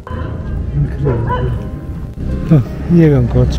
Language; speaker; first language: Spanish; non-native, fluent; Italian